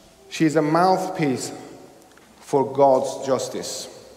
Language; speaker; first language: English; non-native, fluent; Persian